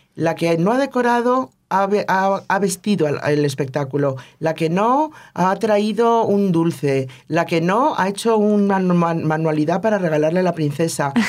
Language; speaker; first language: Spanish; native; Spanish